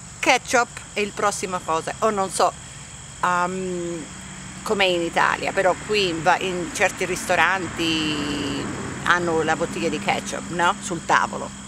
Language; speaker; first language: Italian; early bilingual, heritage; Italian